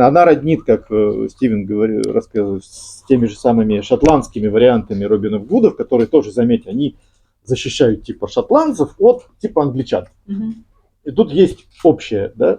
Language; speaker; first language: Russian; native; Russian